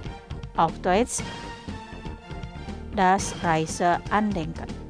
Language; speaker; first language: German; non-native, fluent; Indonesian